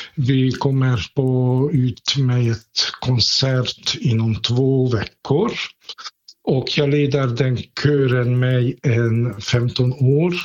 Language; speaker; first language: Swedish; non-native, fluent; Hungarian